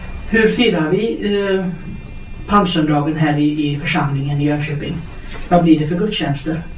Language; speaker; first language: Swedish; native; Swedish